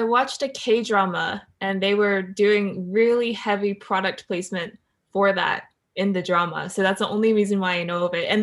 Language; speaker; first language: English; native; English